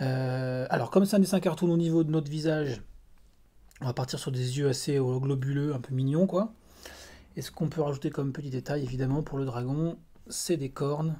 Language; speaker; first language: French; native; French